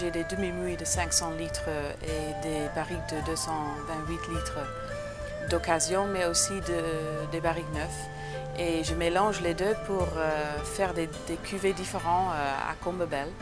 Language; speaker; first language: French; early bilingual, other home language; English